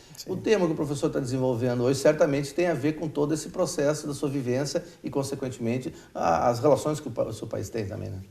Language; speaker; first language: Portuguese; native; Portuguese